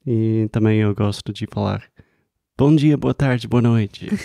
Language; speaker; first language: Portuguese; non-native, fluent; English